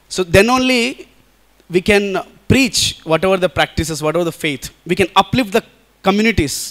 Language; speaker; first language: English; non-native, local second language; Telugu